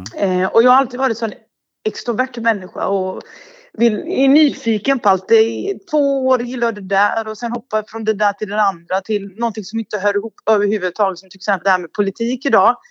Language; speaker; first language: Swedish; early bilingual, other home language; Bosnian